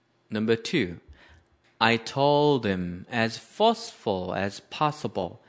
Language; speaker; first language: English; non-native, fluent; Korean